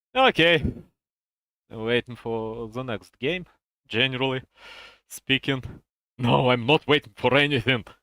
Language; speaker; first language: English; non-native, fluent; Russian